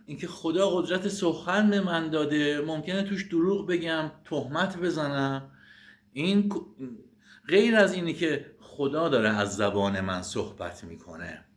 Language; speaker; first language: Persian; native; Persian